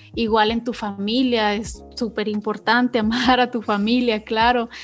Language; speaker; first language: Spanish; native; Spanish